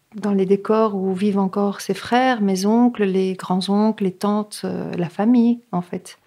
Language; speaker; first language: French; native; French